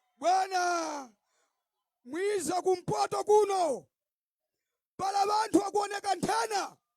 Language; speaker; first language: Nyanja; non-native, local second language; Tumbuka